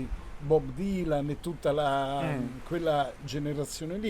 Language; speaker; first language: Italian; native; Italian